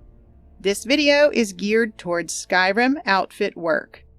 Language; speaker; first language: English; native; English